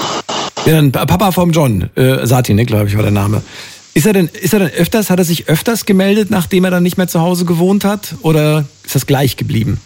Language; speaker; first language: German; native; German